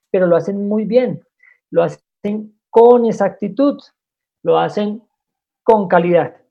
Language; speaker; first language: Spanish; native; Spanish